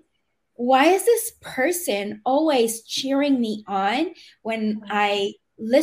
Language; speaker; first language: English; non-native, local second language; Filipino